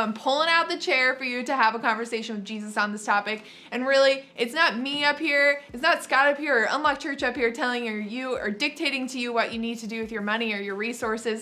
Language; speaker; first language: English; native; English